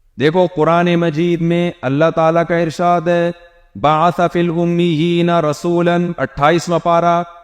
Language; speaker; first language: Urdu; native; Urdu